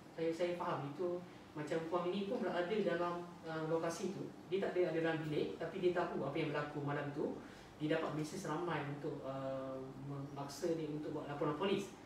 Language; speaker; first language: Malay; native; Malay